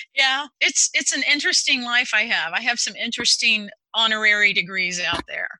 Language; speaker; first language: English; native; English